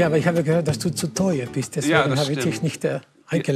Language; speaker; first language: German; non-native, learner; Spanish